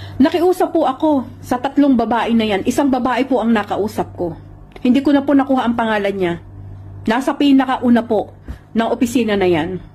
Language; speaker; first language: Filipino; native; Filipino